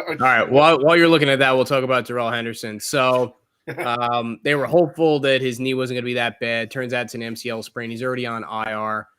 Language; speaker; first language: English; native; English